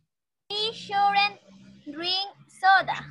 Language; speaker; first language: English; non-native, learner; Spanish